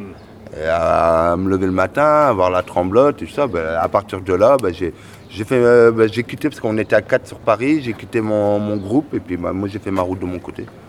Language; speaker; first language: French; native; French